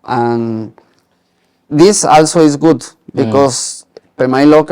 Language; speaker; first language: English; non-native, learner; Spanish